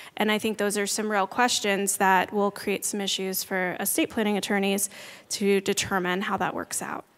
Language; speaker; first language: English; native; English